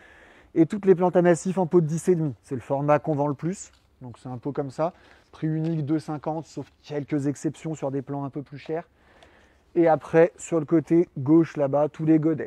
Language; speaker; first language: French; native; French